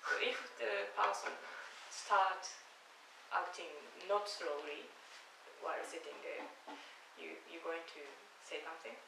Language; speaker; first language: English; non-native, learner; Japanese